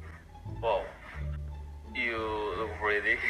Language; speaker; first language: English; non-native, learner; Indonesian